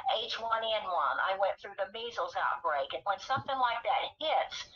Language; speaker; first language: English; native; English